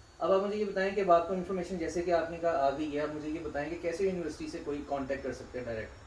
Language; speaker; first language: Urdu; native; Urdu